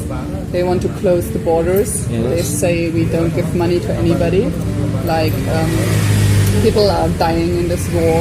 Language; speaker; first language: English; non-native, fluent; German